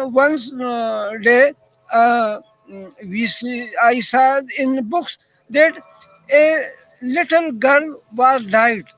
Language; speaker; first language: English; non-native, learner; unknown